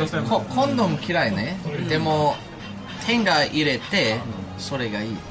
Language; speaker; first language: Japanese; non-native, learner; English